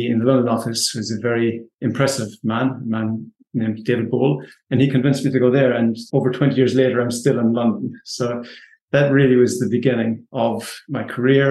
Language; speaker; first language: English; native; English